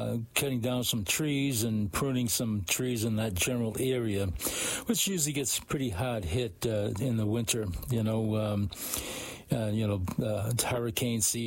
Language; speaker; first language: English; native; English